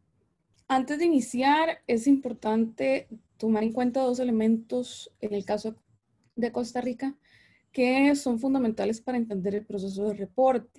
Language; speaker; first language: Spanish; native; Spanish